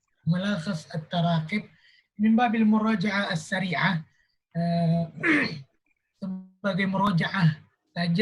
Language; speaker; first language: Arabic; non-native, fluent; Indonesian